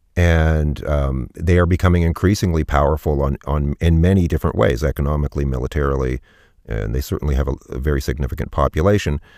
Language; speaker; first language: English; native; English